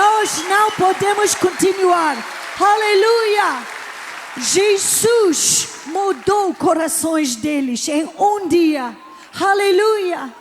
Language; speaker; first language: Portuguese; non-native, learner; English